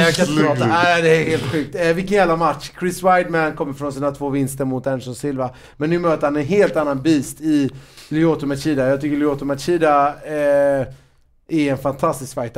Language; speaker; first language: Swedish; native; Swedish